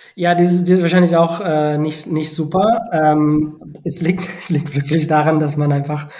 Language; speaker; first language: German; non-native, fluent; Spanish